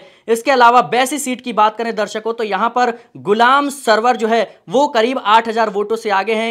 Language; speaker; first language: Hindi; native; Hindi